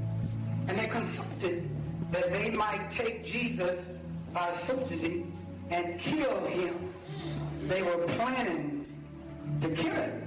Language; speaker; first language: English; native; English